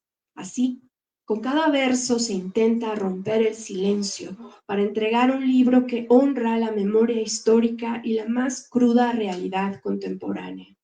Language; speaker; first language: Spanish; native; Spanish